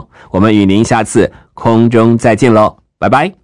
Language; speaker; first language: Chinese; native; Chinese